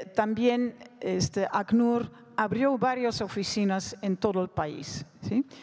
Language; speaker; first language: Spanish; non-native, fluent; Dutch